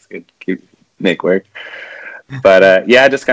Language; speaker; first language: English; native; English